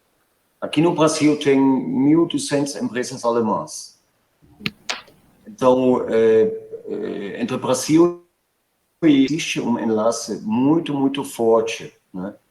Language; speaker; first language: Portuguese; non-native, fluent; German